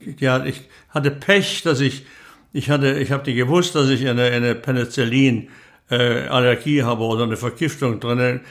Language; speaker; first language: German; native; German